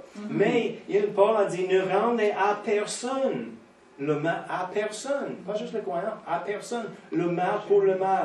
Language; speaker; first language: French; non-native, fluent; English